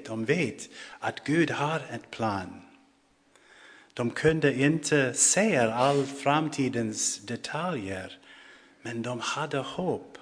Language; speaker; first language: Swedish; non-native, fluent; English